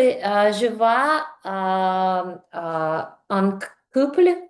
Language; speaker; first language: French; non-native, learner; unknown